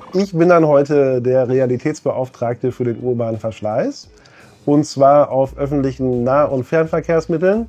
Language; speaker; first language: German; native; German